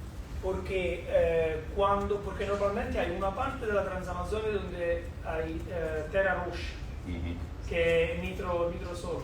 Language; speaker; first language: Spanish; non-native, fluent; Portuguese